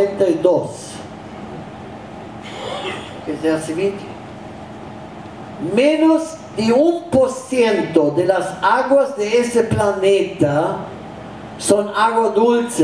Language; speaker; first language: Spanish; non-native, fluent; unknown